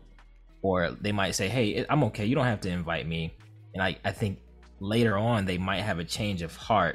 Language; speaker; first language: English; native; English